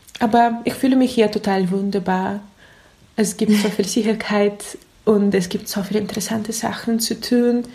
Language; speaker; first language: German; non-native, learner; Russian